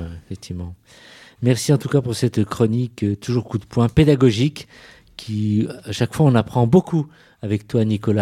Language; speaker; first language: French; native; French